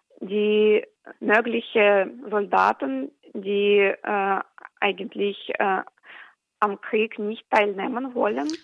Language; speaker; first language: German; non-native, fluent; Russian